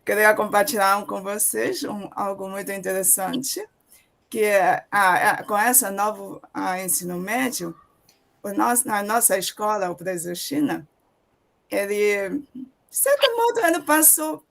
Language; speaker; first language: Portuguese; non-native, fluent; Chinese